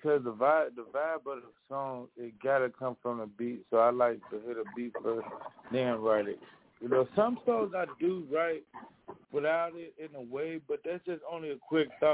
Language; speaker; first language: English; native; English